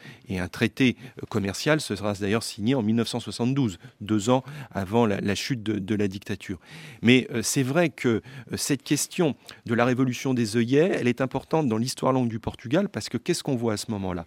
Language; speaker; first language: French; native; French